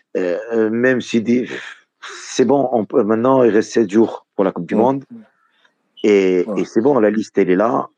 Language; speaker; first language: French; non-native, local second language; Arabic